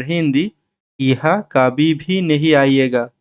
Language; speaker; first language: Hindi; non-native, learner; Bangla